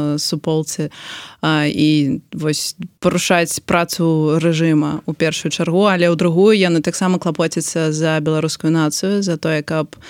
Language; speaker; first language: Belarusian; non-native, local second language; Russian